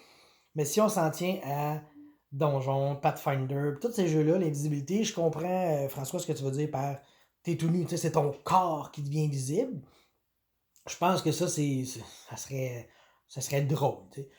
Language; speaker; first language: French; native; French